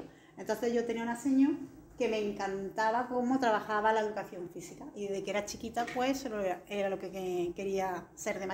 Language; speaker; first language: Spanish; native; Spanish